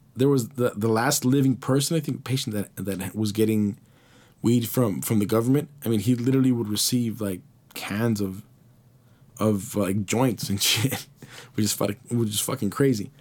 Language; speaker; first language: English; early bilingual, other home language; Spanish